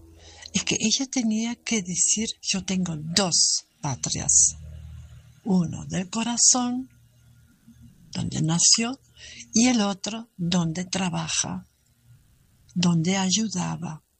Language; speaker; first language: Spanish; non-native, learner; German